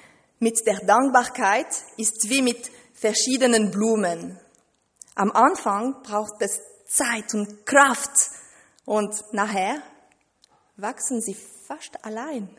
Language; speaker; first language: German; non-native, fluent; French